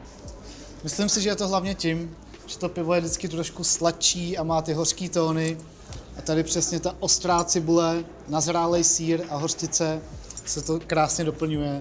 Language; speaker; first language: Czech; native; Czech